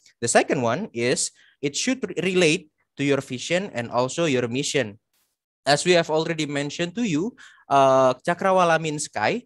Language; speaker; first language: English; non-native, fluent; Indonesian